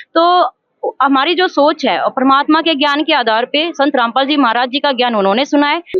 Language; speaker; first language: Hindi; native; Hindi